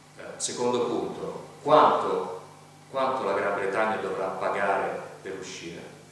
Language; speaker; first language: Italian; native; Italian